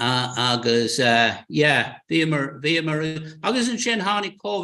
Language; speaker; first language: Irish; non-native, local second language; English